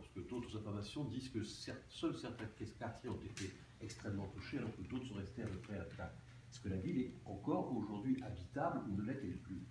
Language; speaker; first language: French; native; French